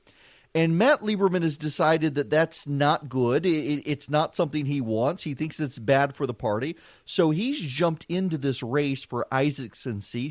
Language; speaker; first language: English; native; English